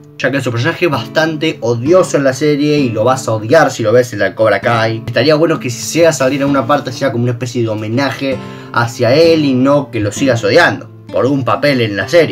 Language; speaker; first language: Spanish; native; Spanish